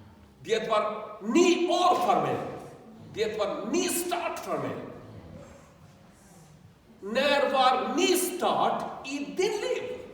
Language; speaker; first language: Swedish; non-native, learner; Urdu